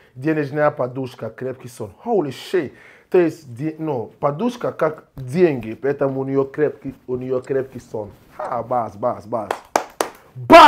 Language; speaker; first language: Russian; non-native, learner; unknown